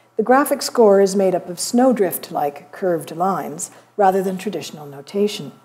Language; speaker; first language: English; native; English